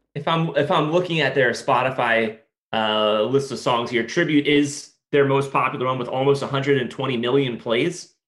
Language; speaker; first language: English; native; English